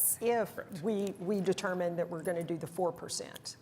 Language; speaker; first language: English; native; English